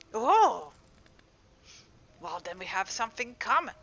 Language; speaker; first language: English; native; English